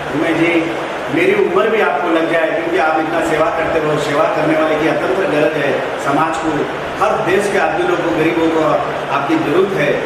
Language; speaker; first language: Hindi; non-native, local second language; Lambadi